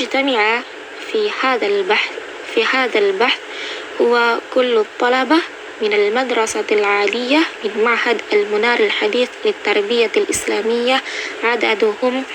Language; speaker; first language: Arabic; non-native, learner; Indonesian